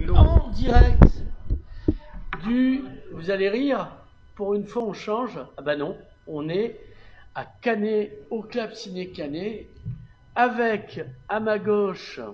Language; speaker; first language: French; native; French